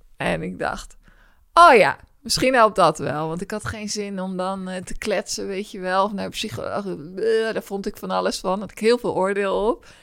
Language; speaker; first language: Dutch; native; Dutch